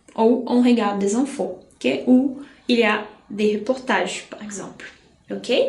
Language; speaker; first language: French; non-native, fluent; Portuguese